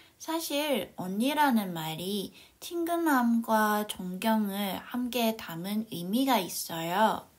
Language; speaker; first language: Korean; non-native, fluent; Cantonese